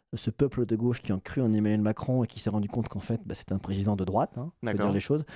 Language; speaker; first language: French; native; French